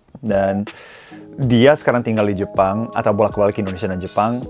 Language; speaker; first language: Indonesian; non-native, fluent; Japanese